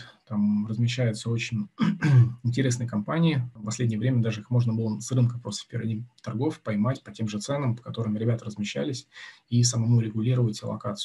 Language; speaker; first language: Russian; native; Russian